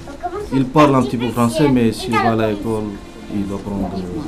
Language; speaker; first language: French; non-native, learner; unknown